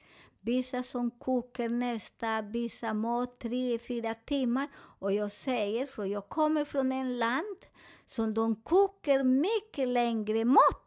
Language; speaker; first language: Swedish; non-native, learner; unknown